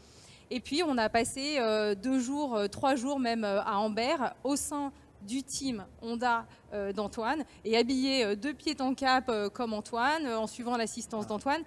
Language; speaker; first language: French; native; French